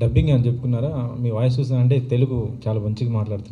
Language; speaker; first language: Telugu; native; Telugu